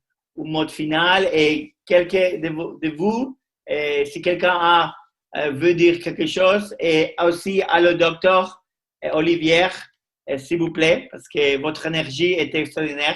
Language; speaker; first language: French; non-native, learner; Spanish